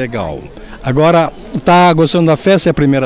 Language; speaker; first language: Portuguese; native; Portuguese